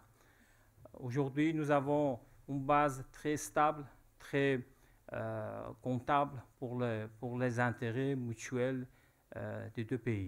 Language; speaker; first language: French; non-native, fluent; Persian